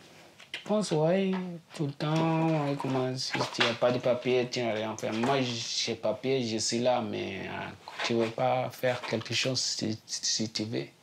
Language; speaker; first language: French; non-native, learner; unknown